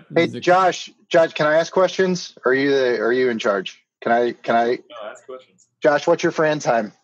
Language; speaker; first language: English; native; English